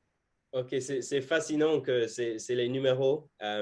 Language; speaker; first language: French; non-native, fluent; English